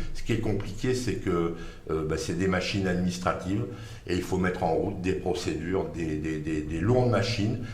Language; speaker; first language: French; native; French